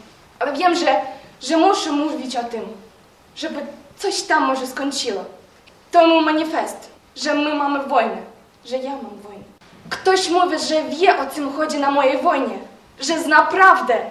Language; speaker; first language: Polish; non-native, learner; Ukrainian